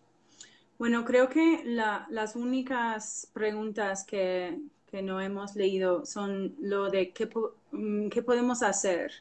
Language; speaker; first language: Spanish; non-native, fluent; English